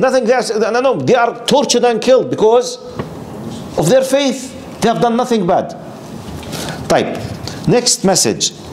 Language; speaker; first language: English; non-native, fluent; Arabic